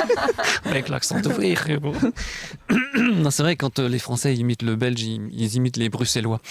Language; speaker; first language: French; native; French